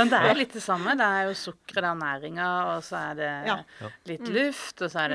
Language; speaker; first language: Norwegian; native; Norwegian